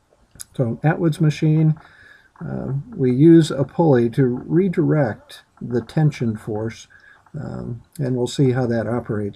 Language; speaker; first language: English; native; English